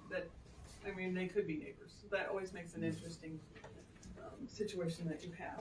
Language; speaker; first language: English; native; English